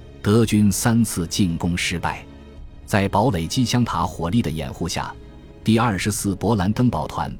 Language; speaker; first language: Chinese; native; Chinese